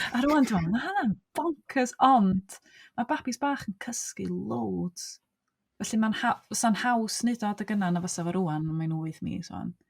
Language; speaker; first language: Welsh; native; Welsh